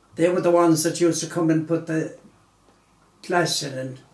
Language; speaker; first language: English; native; English